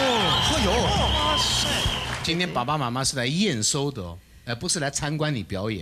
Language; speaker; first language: Chinese; native; Chinese